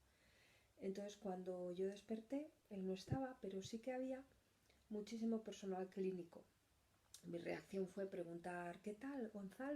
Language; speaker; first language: Spanish; native; Spanish